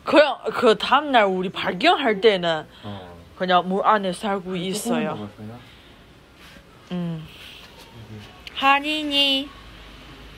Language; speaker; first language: Korean; non-native, learner; Chinese